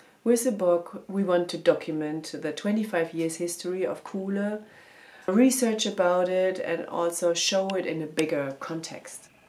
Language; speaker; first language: English; non-native, fluent; German